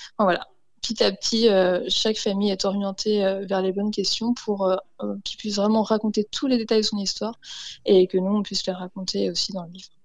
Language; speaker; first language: French; native; French